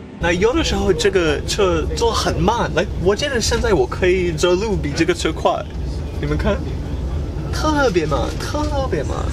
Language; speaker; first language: Chinese; non-native, learner; English